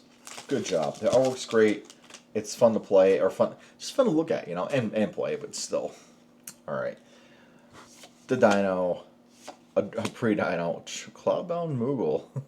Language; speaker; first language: English; native; English